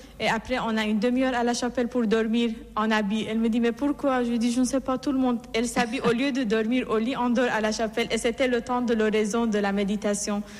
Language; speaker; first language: French; non-native, fluent; Persian